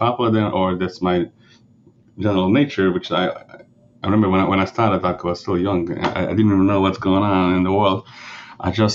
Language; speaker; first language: English; early bilingual, other home language; Yiddish